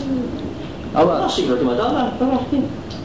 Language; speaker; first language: Greek; non-native, local second language; Turkish